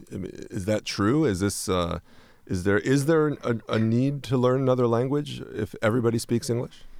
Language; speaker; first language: English; native; English